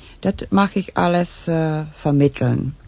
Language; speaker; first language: German; non-native, learner; Czech